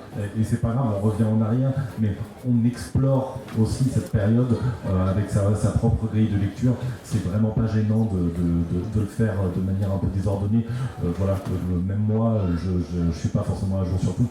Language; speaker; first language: French; native; French